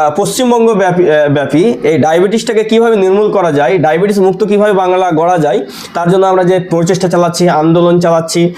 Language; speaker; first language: Bangla; native; Bangla